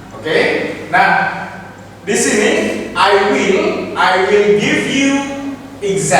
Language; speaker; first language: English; non-native, fluent; Indonesian